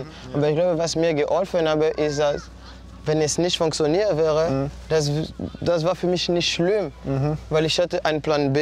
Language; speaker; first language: German; non-native, fluent; French